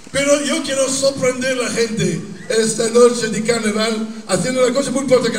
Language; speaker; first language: Spanish; non-native, fluent; Italian